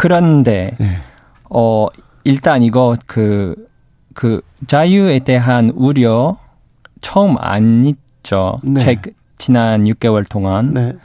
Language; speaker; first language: Korean; non-native, learner; English